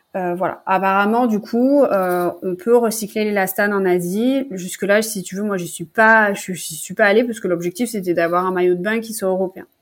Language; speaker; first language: French; native; French